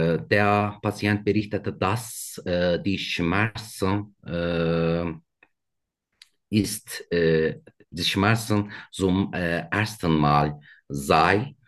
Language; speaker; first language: German; non-native, learner; Turkish